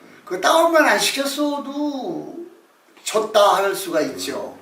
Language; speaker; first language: Korean; native; Korean